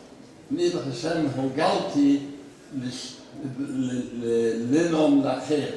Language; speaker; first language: Hebrew; non-native, fluent; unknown